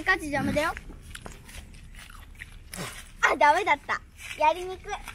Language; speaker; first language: Japanese; native; Japanese